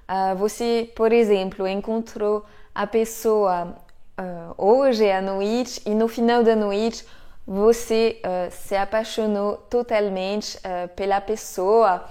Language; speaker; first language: Portuguese; non-native, fluent; French